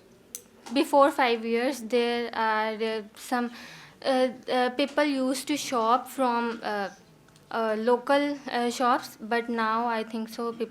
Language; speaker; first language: English; non-native, learner; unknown